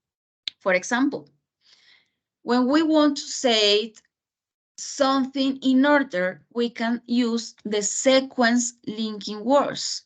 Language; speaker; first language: English; non-native, fluent; Spanish